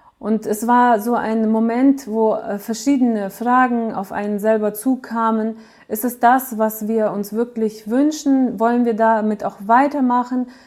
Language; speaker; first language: German; early bilingual, other home language; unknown